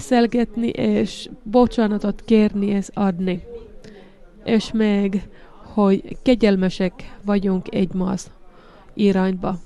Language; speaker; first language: Hungarian; non-native, learner; Finnish